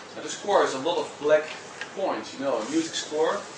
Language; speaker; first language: English; non-native, fluent; Dutch